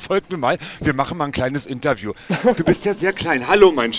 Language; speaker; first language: German; native; German